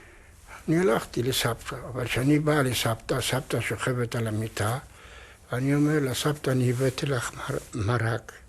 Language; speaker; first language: Hebrew; non-native, fluent; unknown